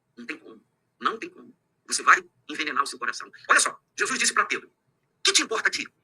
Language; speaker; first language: Portuguese; native; Portuguese